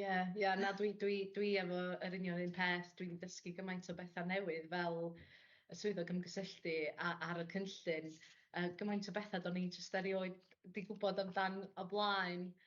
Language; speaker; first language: Welsh; native; Welsh